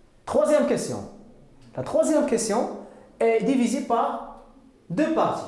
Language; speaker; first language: French; non-native, local second language; Arabic